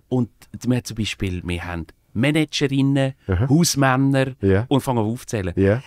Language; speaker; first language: German; native; German